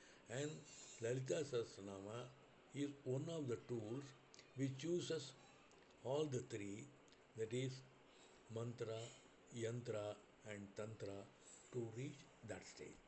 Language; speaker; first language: English; non-native, local second language; Tamil